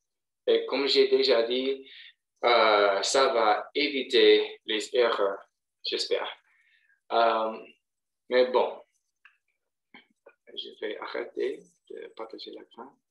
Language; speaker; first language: French; non-native, fluent; English